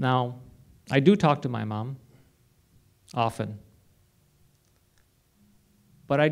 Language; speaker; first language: English; non-native, local second language; Hindi